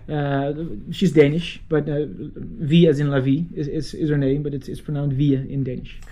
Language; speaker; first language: English; non-native, fluent; Dutch